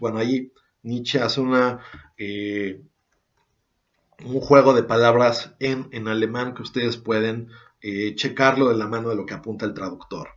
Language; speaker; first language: Spanish; native; Spanish